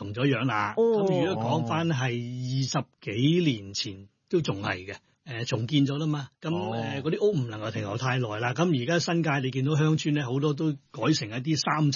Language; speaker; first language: Cantonese; non-native, local second language; Hakka Chinese